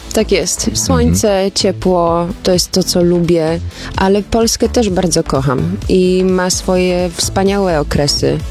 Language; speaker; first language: Polish; early bilingual, heritage; Polish